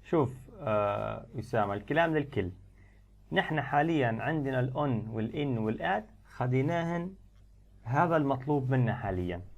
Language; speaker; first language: Arabic; native; Arabic